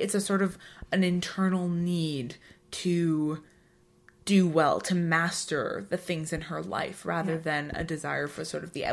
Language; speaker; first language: English; native; English